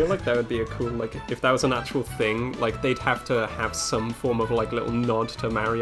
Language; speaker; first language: English; native; English